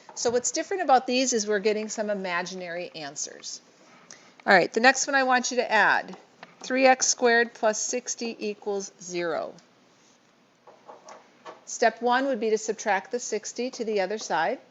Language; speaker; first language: English; native; English